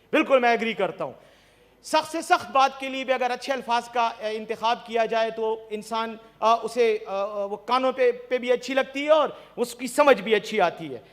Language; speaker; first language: Urdu; non-native, local second language; Pashto